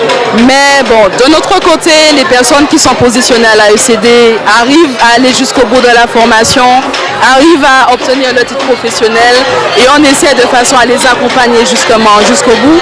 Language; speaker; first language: French; native; French